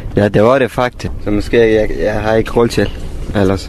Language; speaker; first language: Danish; non-native, fluent; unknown